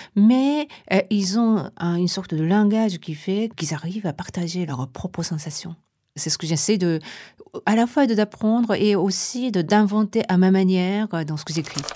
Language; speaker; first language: French; non-native, fluent; Japanese